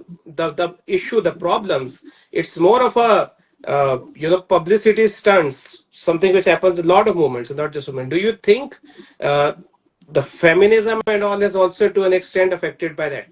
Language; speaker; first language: English; non-native, local second language; Hindi